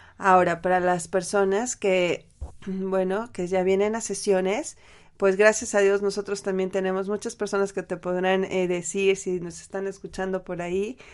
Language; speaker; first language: Spanish; native; Spanish